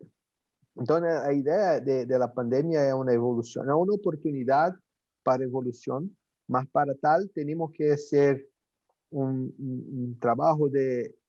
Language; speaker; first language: Spanish; non-native, fluent; Portuguese